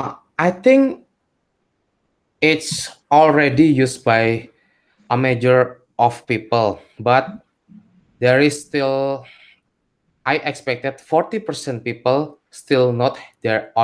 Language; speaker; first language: English; non-native, learner; Indonesian